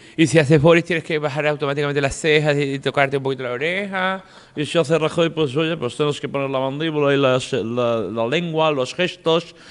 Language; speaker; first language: Spanish; non-native, local second language; Catalan